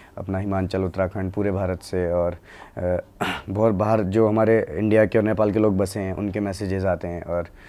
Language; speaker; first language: Hindi; native; Hindi